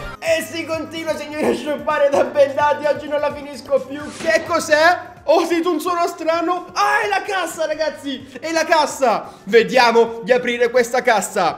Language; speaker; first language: Italian; native; Italian